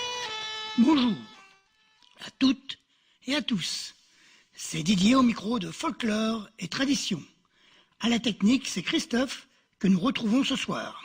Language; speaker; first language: French; native; French